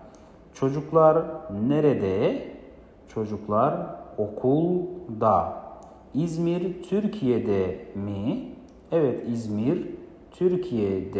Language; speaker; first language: Turkish; non-native, fluent; Kazakh